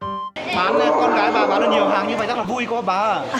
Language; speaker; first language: Vietnamese; native; Vietnamese